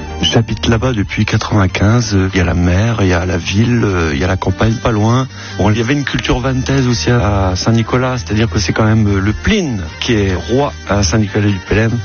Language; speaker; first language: French; native; French